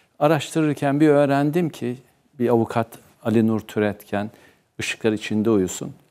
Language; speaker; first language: Turkish; native; Turkish